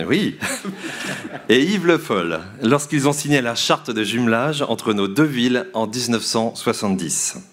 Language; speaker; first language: French; native; French